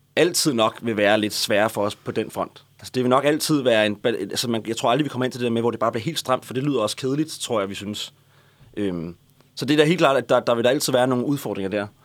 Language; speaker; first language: Danish; native; Danish